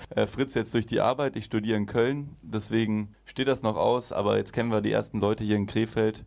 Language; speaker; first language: German; native; German